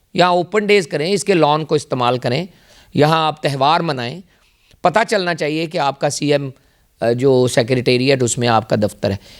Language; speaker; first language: Urdu; non-native, local second language; Punjabi